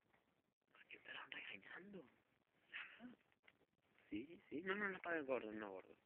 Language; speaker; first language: Spanish; native; Spanish